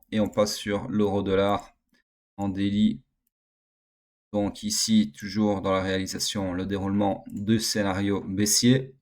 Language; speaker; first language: French; native; French